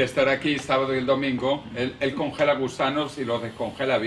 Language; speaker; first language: Spanish; native; Spanish